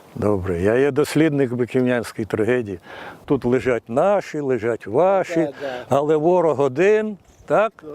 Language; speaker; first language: Ukrainian; non-native, fluent; Russian